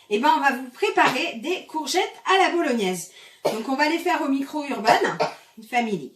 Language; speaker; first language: French; native; French